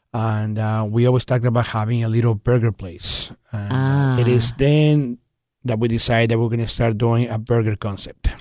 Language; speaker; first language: English; early bilingual, other home language; Spanish